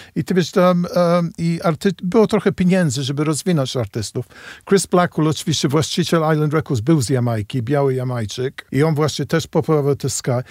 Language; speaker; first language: Polish; non-native, fluent; English